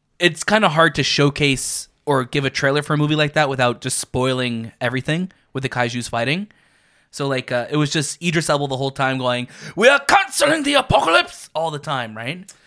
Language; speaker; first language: English; native; English